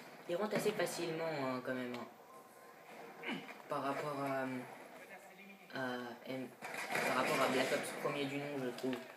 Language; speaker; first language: French; native; French